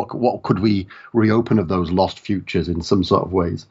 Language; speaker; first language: English; native; English